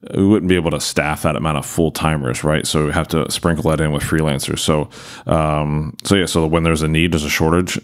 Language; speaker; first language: English; native; English